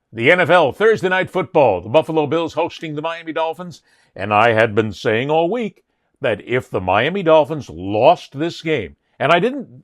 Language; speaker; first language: English; native; English